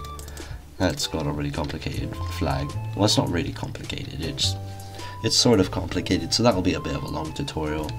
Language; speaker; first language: English; native; English